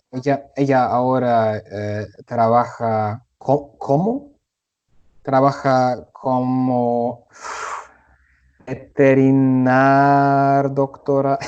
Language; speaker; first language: Spanish; non-native, learner; German